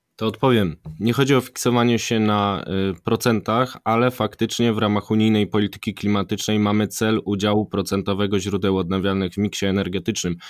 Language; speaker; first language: Polish; native; Polish